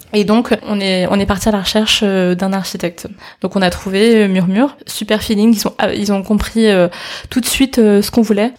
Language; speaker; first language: French; early bilingual, other home language; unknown